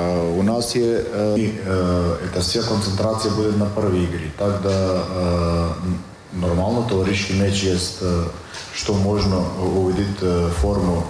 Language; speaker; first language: Russian; non-native, learner; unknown